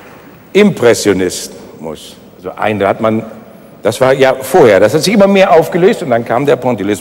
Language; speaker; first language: German; native; German